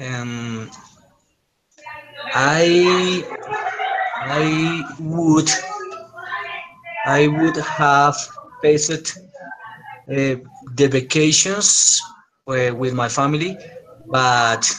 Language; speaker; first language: English; non-native, learner; Spanish